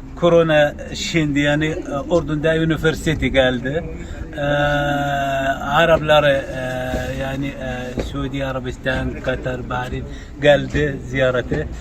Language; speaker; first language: Turkish; non-native, learner; Arabic